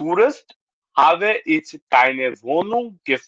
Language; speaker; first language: German; non-native, learner; Bangla